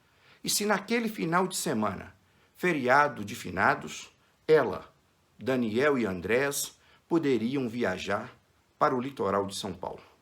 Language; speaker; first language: Portuguese; native; Portuguese